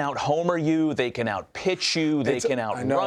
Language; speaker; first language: English; native; English